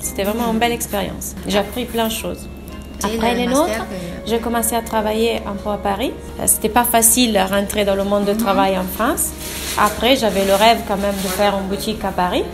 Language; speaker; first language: French; non-native, fluent; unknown